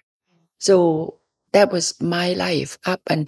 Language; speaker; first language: English; non-native, fluent; Thai